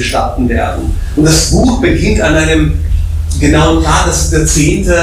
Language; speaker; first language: German; non-native, fluent; Slovak